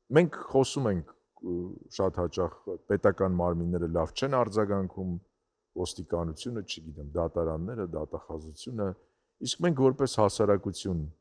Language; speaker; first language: Armenian; native; Armenian